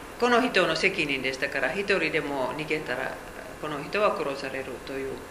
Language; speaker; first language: Japanese; non-native, fluent; Finnish